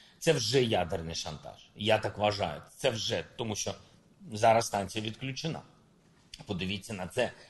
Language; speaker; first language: Ukrainian; non-native, local second language; Russian